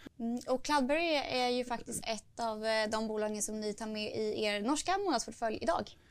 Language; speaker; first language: Swedish; native; Swedish